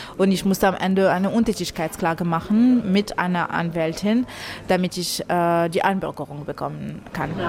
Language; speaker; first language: German; non-native, fluent; Arabic